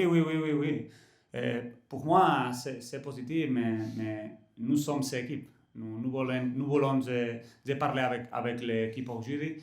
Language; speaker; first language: French; non-native, learner; Catalan